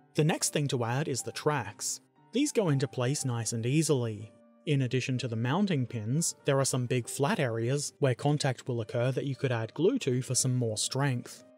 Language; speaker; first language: English; native; English